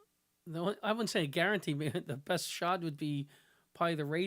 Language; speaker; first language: English; native; English